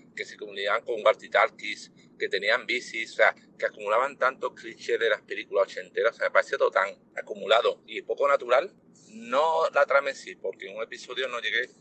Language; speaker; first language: Spanish; native; Spanish